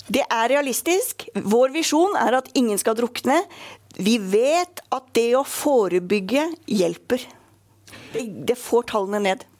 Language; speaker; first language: Norwegian; native; Norwegian